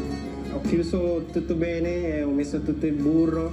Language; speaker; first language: Italian; non-native, learner; Filipino